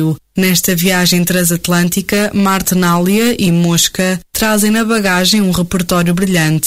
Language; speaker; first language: Portuguese; native; Portuguese